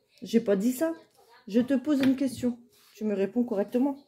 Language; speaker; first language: French; native; French